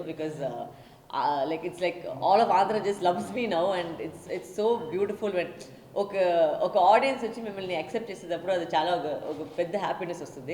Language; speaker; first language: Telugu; non-native, local second language; Tamil